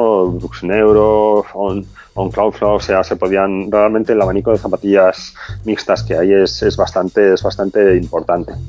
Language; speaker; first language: Spanish; native; Spanish